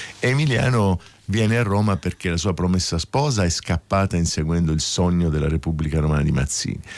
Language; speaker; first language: Italian; native; Italian